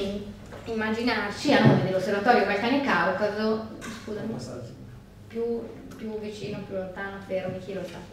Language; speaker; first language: Italian; native; Italian